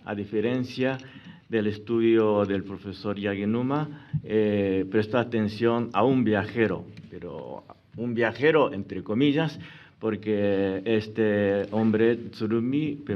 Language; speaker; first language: Spanish; non-native, fluent; Japanese